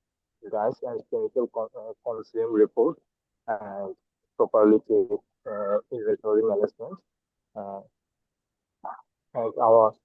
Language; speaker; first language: English; non-native, learner; Bangla